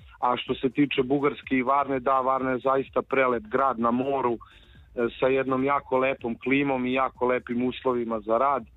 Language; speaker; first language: Serbian; native; Serbian